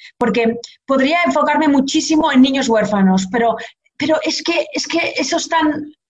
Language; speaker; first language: Spanish; early bilingual, heritage; Portuguese